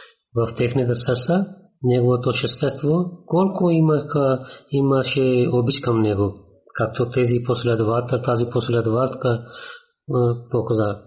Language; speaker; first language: Bulgarian; non-native, learner; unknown